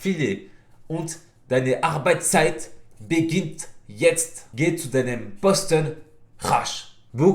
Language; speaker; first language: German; non-native, fluent; French